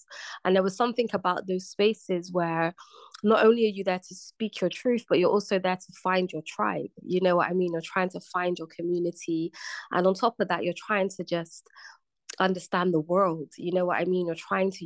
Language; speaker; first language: English; native; English